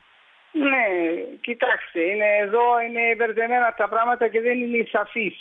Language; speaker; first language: Greek; early bilingual, heritage; Greek